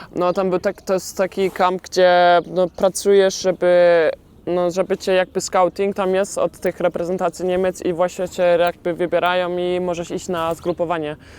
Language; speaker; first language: Polish; early bilingual, heritage; Polish